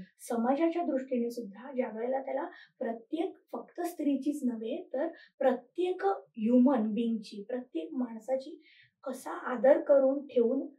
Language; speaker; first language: Marathi; native; Marathi